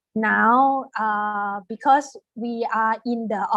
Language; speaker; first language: English; non-native, fluent; Thai